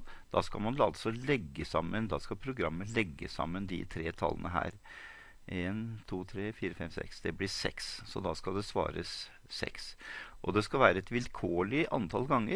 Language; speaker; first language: Norwegian; native; Norwegian